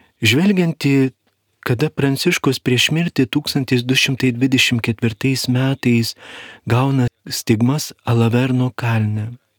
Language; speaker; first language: Lithuanian; native; Lithuanian